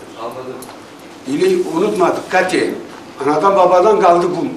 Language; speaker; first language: Turkish; early bilingual, heritage; Turkish